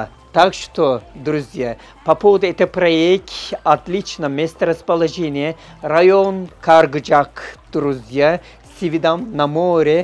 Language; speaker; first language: Russian; non-native, learner; Turkish